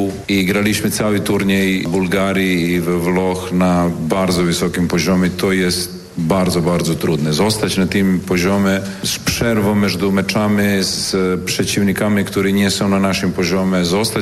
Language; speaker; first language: Polish; non-native, learner; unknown